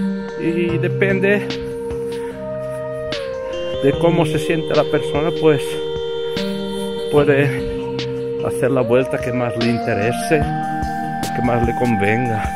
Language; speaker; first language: Spanish; non-native, fluent; Portuguese